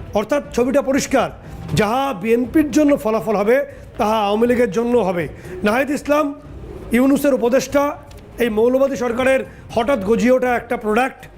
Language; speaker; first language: Bangla; native; Bangla